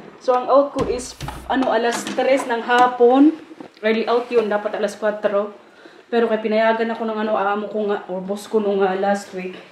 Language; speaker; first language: Filipino; non-native, local second language; Waray